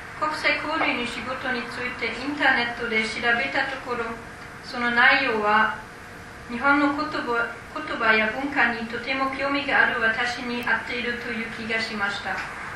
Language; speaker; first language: Japanese; non-native, fluent; German